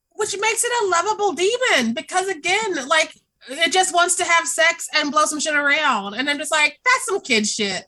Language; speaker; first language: English; native; English